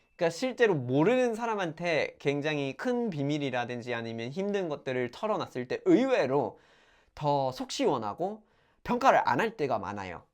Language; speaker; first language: Korean; non-native, fluent; English